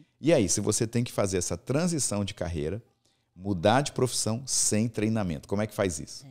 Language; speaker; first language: Portuguese; native; Portuguese